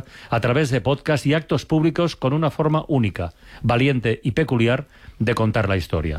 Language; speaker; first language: Spanish; native; Spanish